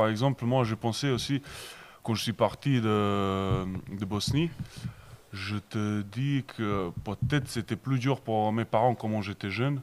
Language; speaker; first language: French; non-native, learner; Bosnian